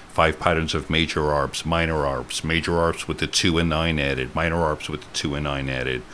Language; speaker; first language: English; native; English